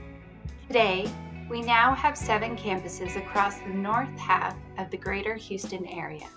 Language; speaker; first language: English; native; English